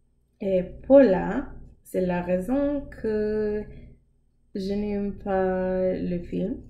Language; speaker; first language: French; non-native, learner; English